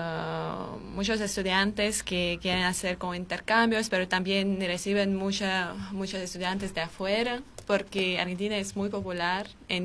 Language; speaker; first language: Spanish; non-native, learner; Armenian